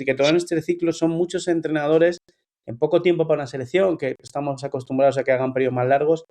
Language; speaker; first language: Spanish; native; Spanish